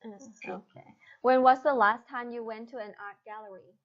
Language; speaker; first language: English; non-native, fluent; Thai